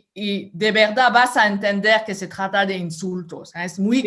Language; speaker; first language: Spanish; non-native, fluent; French